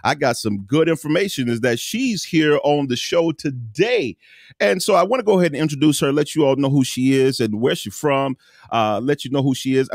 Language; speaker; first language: English; native; English